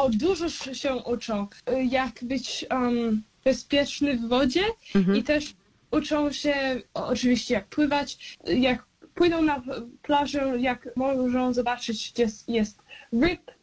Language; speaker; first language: Polish; early bilingual, heritage; Polish